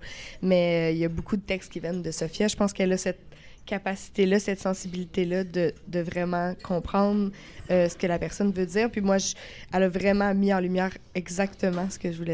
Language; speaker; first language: French; native; French